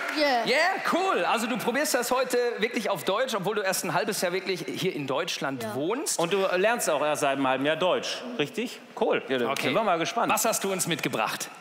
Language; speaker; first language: German; native; German